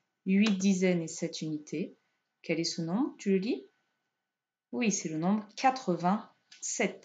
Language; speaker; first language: French; native; French